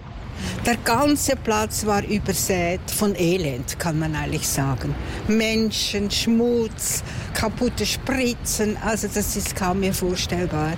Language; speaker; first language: German; native; German